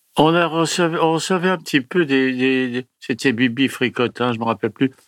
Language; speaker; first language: French; early bilingual, other home language; Italian